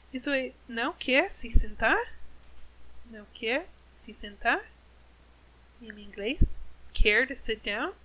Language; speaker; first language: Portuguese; non-native, learner; English